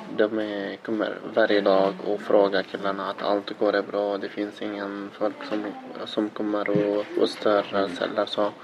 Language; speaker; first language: Swedish; non-native, learner; Arabic